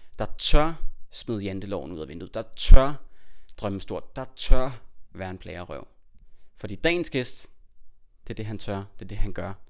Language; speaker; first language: Danish; native; Danish